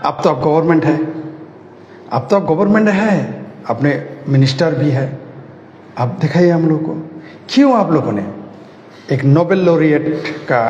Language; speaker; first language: Hindi; non-native, fluent; Bangla